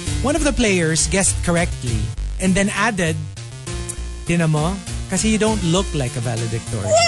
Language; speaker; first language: English; non-native, local second language; Filipino